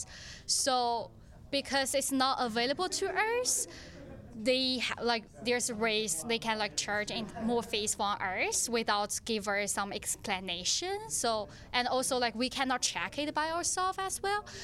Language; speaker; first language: English; non-native, fluent; Chinese